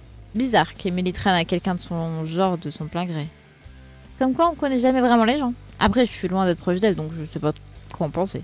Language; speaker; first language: French; native; French